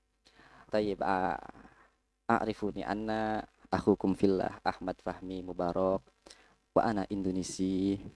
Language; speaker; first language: Arabic; non-native, learner; Indonesian